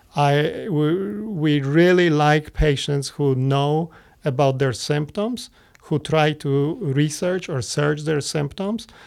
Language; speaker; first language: English; non-native, fluent; Polish